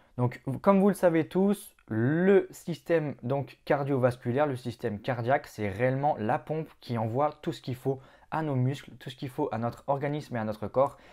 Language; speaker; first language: French; native; French